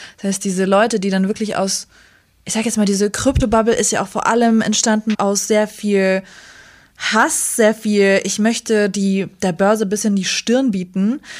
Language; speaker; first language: German; early bilingual, other home language; Kurdish